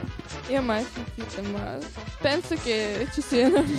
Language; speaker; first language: Italian; non-native, learner; Russian